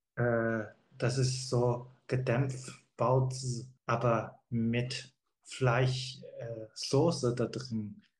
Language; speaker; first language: German; non-native, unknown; Chinese